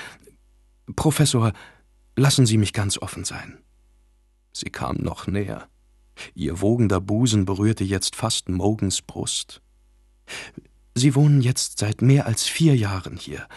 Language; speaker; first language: German; native; German